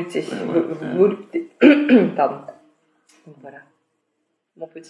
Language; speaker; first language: French; native; French